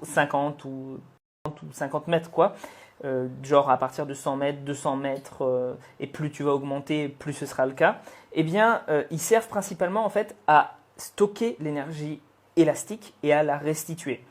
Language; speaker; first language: French; native; French